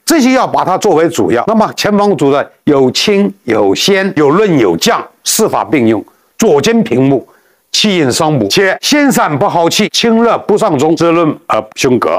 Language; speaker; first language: Chinese; native; Chinese